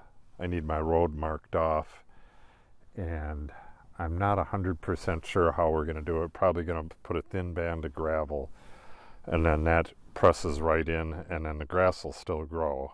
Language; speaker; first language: English; native; English